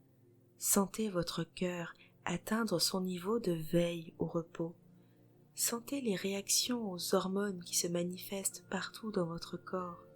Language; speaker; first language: French; native; French